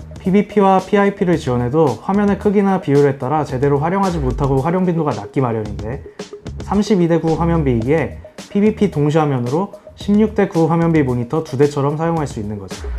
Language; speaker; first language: Korean; native; Korean